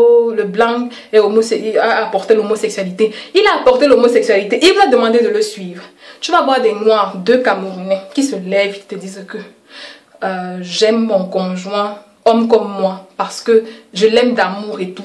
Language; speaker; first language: French; native; French